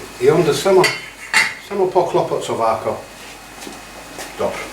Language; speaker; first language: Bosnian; non-native, learner; English